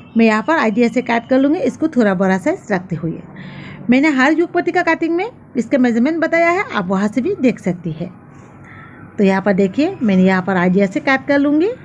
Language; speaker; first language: Hindi; non-native, local second language; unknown